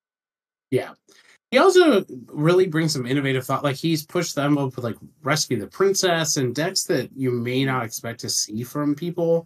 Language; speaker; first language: English; native; English